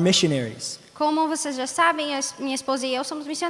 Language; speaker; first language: Portuguese; native; Portuguese